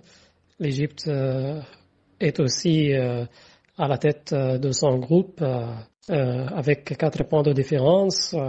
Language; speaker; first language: French; non-native, fluent; Arabic